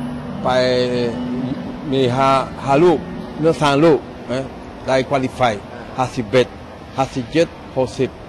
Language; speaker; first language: Thai; non-native, learner; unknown